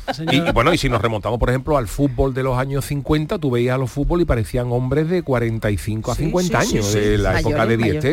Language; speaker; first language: Spanish; native; Spanish